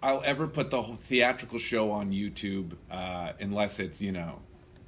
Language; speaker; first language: English; native; English